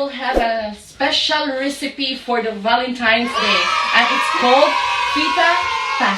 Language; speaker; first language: English; non-native, local second language; Filipino